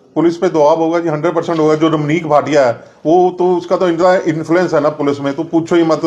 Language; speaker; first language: Hindi; non-native, local second language; Punjabi